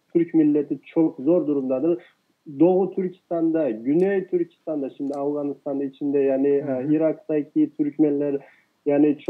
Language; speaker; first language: Turkish; non-native, fluent; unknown